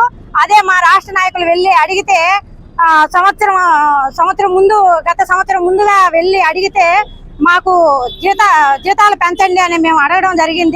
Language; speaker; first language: Telugu; native; Telugu